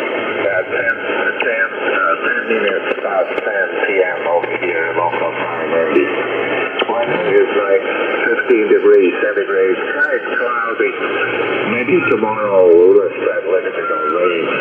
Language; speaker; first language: English; non-native, fluent; Italian